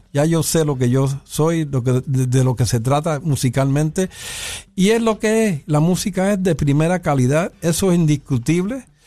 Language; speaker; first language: Spanish; early bilingual, heritage; Spanish